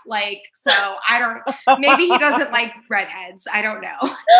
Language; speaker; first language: English; native; English